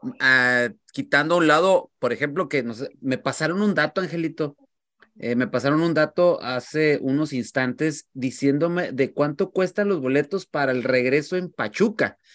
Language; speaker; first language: Spanish; native; Spanish